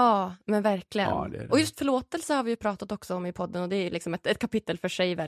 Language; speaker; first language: Swedish; native; Swedish